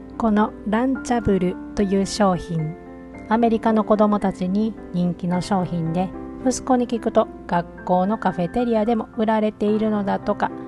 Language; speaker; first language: Japanese; native; Japanese